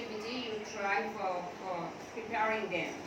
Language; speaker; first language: English; non-native, learner; Thai